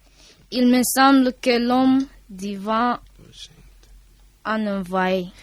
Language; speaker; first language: French; non-native, learner; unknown